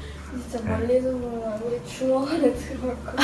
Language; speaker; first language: Korean; non-native, learner; English